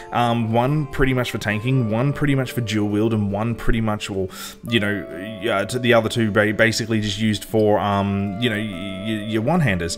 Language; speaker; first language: English; native; English